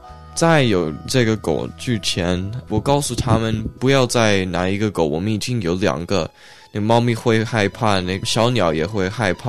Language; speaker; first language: Chinese; early bilingual, heritage; Chinese